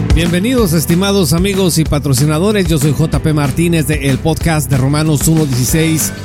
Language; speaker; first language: Spanish; native; Spanish